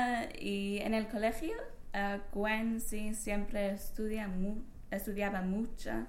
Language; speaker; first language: Spanish; non-native, learner; English